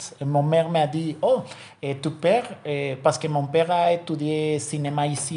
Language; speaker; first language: French; non-native, learner; Spanish